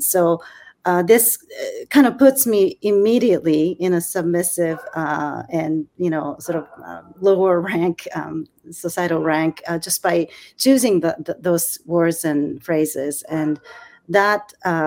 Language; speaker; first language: English; non-native, fluent; Japanese